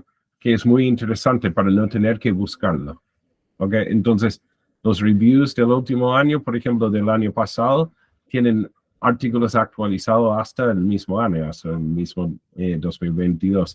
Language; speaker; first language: Spanish; non-native, fluent; English